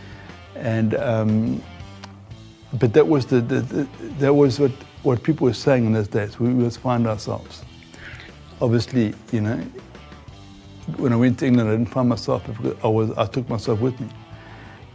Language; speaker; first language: English; native; English